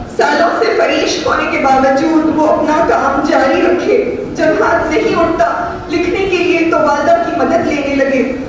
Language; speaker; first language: Urdu; native; Urdu